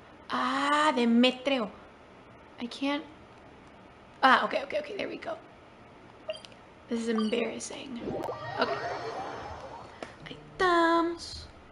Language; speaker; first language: English; non-native, fluent; Spanish